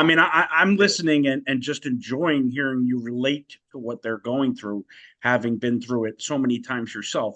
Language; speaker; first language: English; native; English